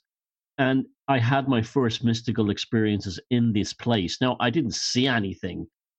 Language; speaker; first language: English; native; English